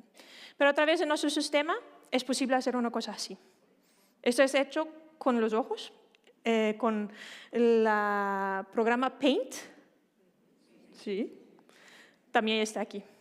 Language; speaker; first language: Spanish; non-native, fluent; Danish